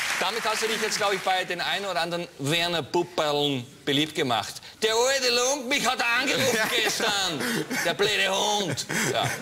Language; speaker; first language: German; native; German